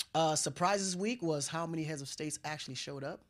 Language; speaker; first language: English; non-native, fluent; Wolof